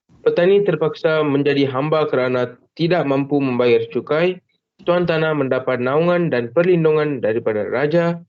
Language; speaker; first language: Malay; non-native, local second language; Tamil